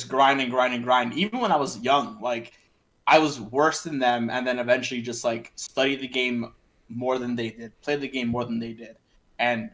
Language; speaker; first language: English; native; English